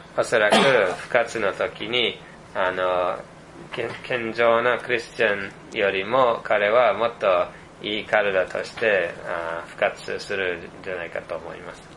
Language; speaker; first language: Japanese; non-native, fluent; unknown